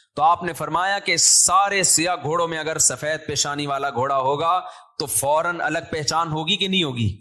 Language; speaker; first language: Urdu; native; Urdu